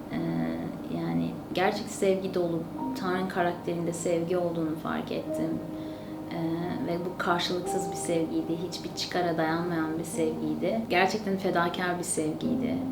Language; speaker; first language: Turkish; early bilingual, other home language; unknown